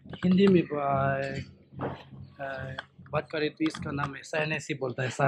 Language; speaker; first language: Hindi; non-native, fluent; Tibetan